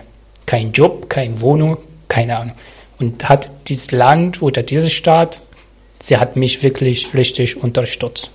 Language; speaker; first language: German; non-native, learner; Arabic